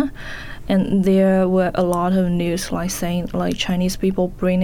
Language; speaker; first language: English; non-native, fluent; Chinese